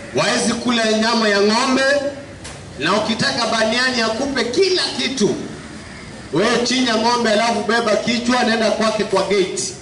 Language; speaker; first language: Swahili; native; Swahili